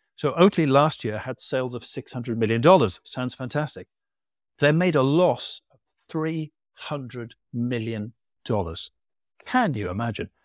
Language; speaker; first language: English; native; English